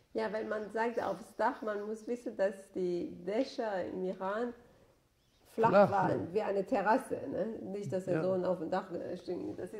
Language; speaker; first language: German; non-native, local second language; Luxembourgish